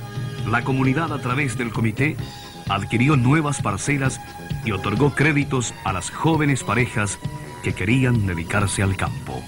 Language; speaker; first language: Spanish; native; Spanish